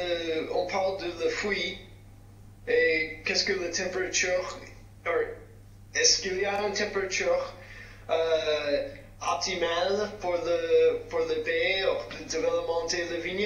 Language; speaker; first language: French; non-native, fluent; English